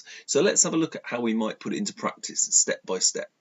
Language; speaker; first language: English; native; English